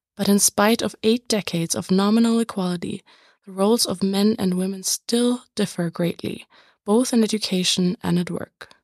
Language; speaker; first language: English; non-native, fluent; German